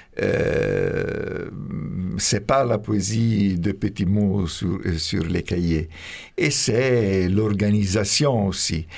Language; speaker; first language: French; non-native, fluent; Italian